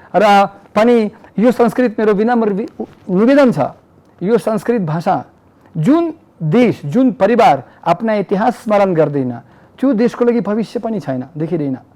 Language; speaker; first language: Nepali; non-native, fluent; Russian